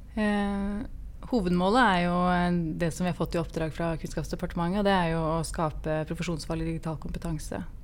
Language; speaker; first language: Norwegian; native; Norwegian